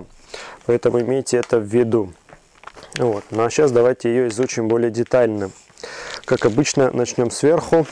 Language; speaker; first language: Russian; native; Russian